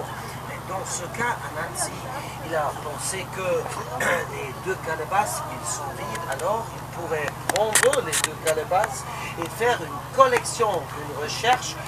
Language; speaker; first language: French; non-native, local second language; Luxembourgish